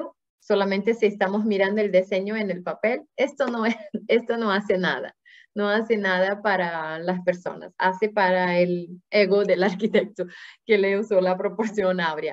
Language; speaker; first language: Spanish; non-native, fluent; Portuguese